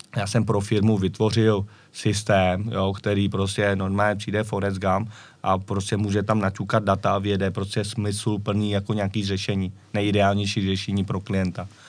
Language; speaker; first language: Czech; early bilingual, other home language; Vietnamese